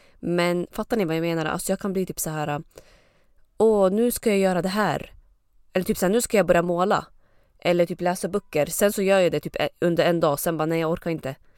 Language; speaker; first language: Swedish; early bilingual, other home language; Arabic